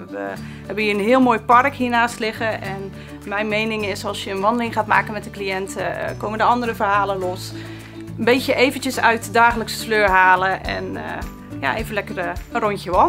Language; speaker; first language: Dutch; native; Dutch